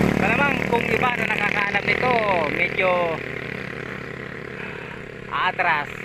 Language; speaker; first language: Filipino; non-native, local second language; Bikol